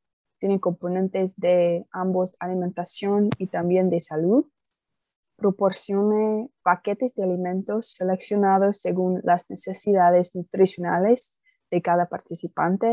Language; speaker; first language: Spanish; non-native, fluent; English